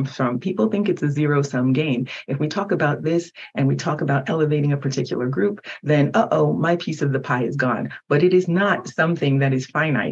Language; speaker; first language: English; early bilingual, other home language; Haitian Creole